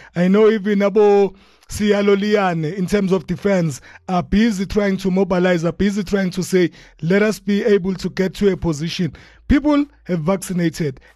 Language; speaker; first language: English; non-native, local second language; Zulu